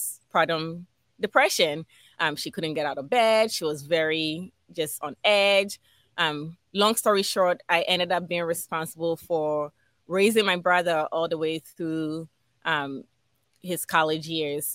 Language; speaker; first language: English; non-native, local second language; Ga